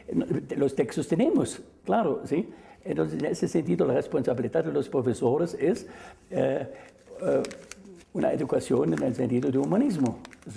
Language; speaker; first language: Spanish; non-native, fluent; German